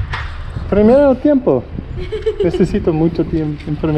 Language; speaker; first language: Spanish; non-native, learner; English